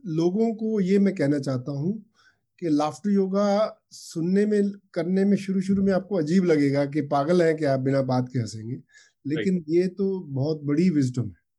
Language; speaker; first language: Hindi; non-native, local second language; Punjabi